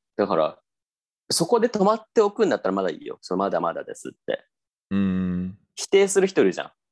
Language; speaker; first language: Japanese; native; Japanese